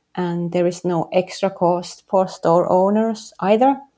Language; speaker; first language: English; non-native, fluent; Finnish